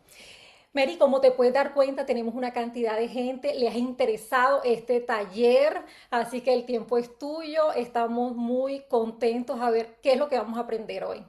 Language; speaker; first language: Spanish; native; Spanish